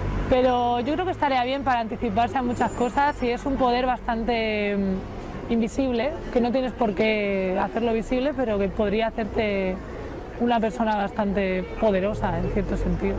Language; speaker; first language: Spanish; native; Spanish